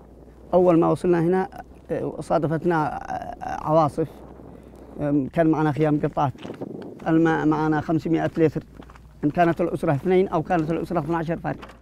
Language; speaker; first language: Arabic; native; Arabic